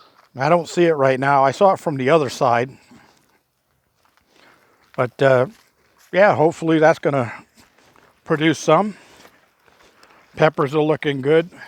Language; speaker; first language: English; native; English